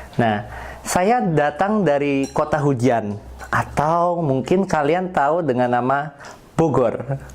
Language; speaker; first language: Indonesian; native; Indonesian